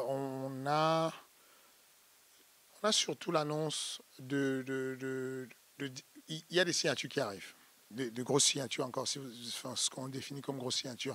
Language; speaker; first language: French; native; French